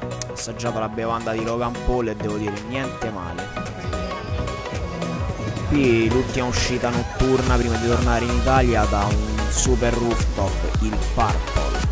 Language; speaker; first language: Italian; native; Italian